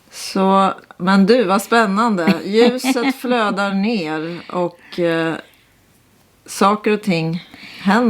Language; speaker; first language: Swedish; native; Swedish